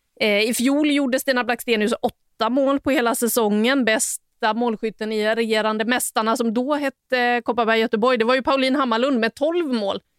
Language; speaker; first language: Swedish; native; Swedish